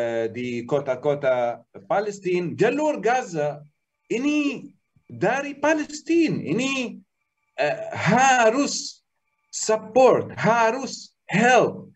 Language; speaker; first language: Indonesian; non-native, learner; Arabic